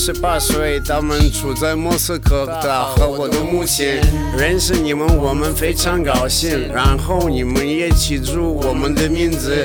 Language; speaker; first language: Chinese; non-native, learner; Russian